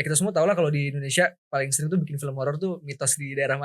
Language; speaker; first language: Indonesian; native; Indonesian